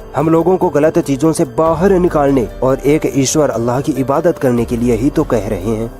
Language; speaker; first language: Hindi; native; Hindi